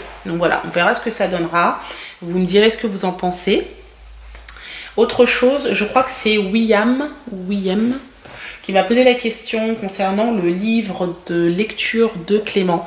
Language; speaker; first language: French; native; French